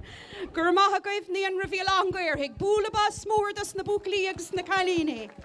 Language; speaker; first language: Irish; native; Irish